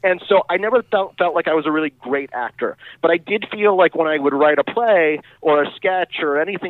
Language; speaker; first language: English; native; English